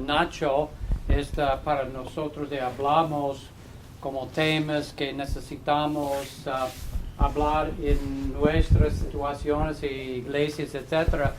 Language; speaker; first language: Spanish; non-native, fluent; English